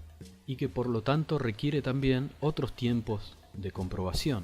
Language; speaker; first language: Spanish; native; Spanish